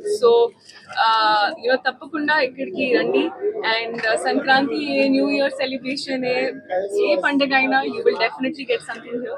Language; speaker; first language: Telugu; non-native, learner; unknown